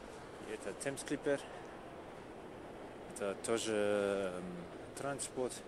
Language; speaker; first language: Russian; non-native, learner; English